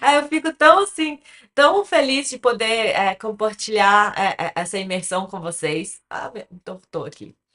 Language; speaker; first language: Portuguese; early bilingual, other home language; English